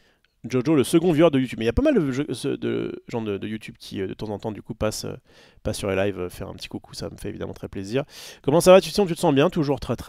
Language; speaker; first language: French; native; French